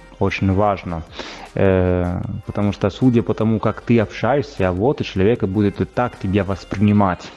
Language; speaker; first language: Russian; non-native, fluent; Italian